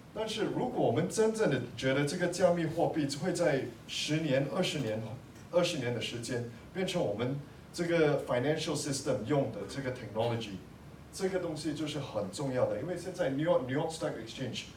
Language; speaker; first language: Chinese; non-native, local second language; English